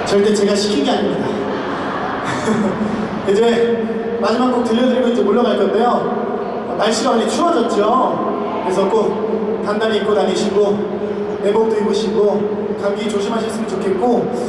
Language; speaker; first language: Korean; native; Korean